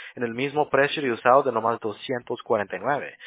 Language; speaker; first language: Spanish; early bilingual, other home language; English